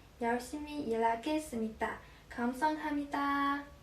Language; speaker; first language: Korean; non-native, learner; Chinese